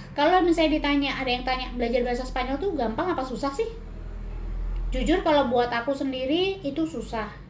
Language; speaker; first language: Indonesian; native; Indonesian